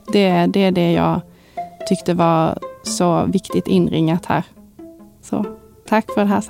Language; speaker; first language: Swedish; native; Swedish